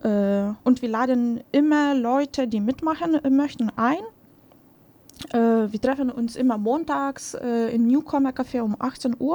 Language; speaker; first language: German; non-native, fluent; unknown